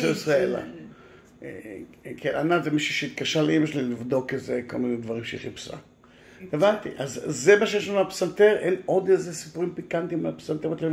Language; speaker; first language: Hebrew; native; Hebrew